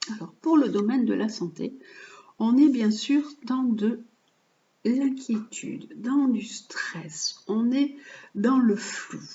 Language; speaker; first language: French; native; French